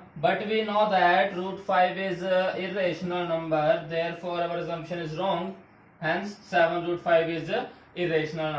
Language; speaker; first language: Hindi; native; Hindi